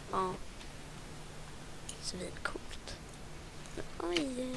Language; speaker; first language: Swedish; native; Swedish